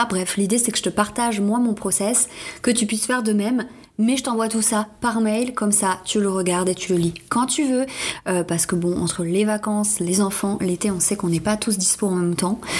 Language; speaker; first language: French; native; French